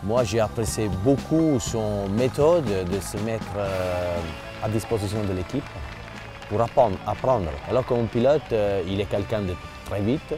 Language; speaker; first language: French; non-native, fluent; Italian